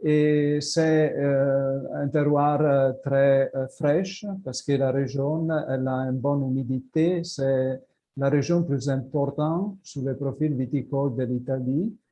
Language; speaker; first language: French; non-native, fluent; Italian